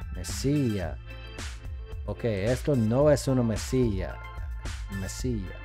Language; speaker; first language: Spanish; non-native, learner; English